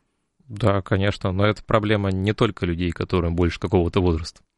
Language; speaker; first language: Russian; native; Russian